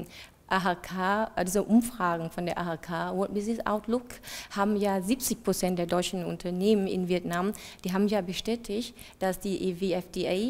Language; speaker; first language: German; non-native, fluent; Vietnamese